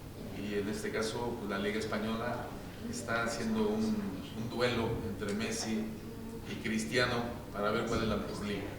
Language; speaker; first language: Spanish; native; Spanish